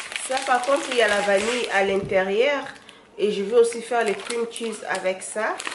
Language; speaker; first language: French; non-native, local second language; Lingala